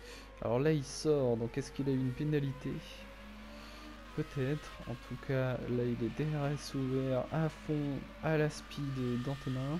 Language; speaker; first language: French; native; French